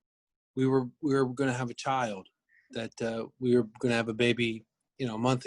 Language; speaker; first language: English; native; English